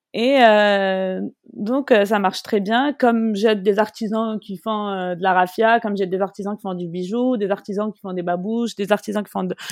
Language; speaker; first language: French; non-native, local second language; Arabic